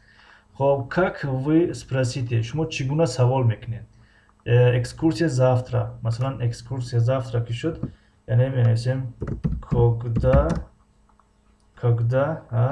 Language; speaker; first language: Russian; non-native, fluent; Tajik